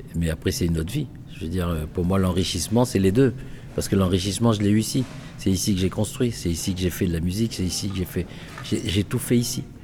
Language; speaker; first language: French; non-native, local second language; Réunion Creole French